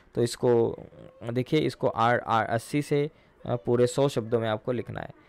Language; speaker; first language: Hindi; non-native, local second language; Marathi